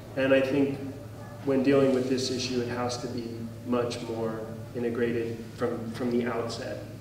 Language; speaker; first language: English; native; English